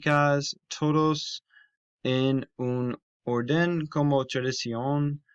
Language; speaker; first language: Spanish; non-native, learner; English